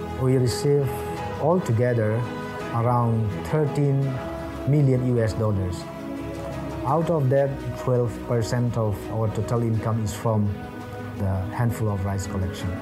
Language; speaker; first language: English; non-native, local second language; Mizo